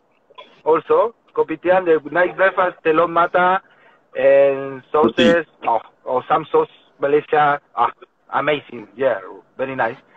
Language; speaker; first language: English; non-native, learner; Spanish